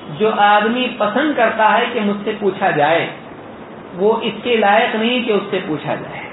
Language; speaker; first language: Urdu; native; Urdu